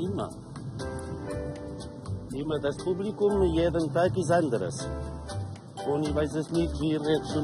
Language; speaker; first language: German; non-native, learner; Italian